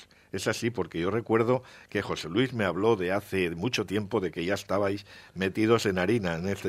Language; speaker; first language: Spanish; native; Spanish